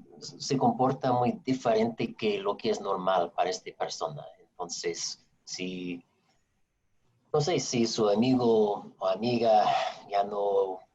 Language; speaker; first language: Spanish; non-native, fluent; English